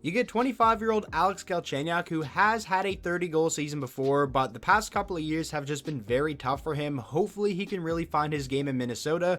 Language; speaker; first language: English; native; English